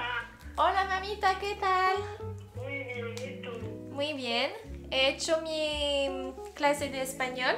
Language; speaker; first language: Spanish; early bilingual, heritage; French